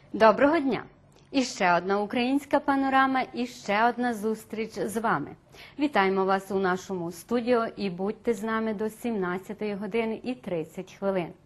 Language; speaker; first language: Ukrainian; early bilingual, heritage; Ukrainian